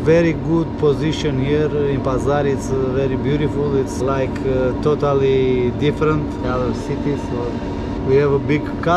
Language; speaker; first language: English; non-native, learner; Albanian